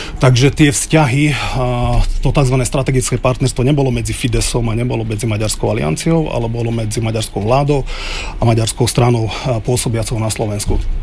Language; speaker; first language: Slovak; non-native, local second language; Hungarian